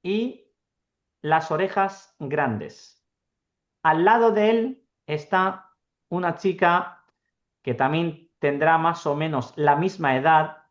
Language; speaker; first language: Spanish; non-native, fluent; Urdu